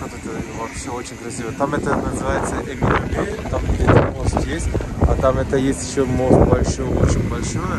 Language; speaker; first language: Russian; non-native, learner; Turkish